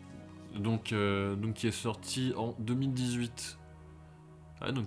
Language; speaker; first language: French; native; French